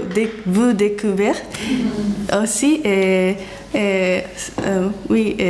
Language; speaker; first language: French; non-native, learner; Japanese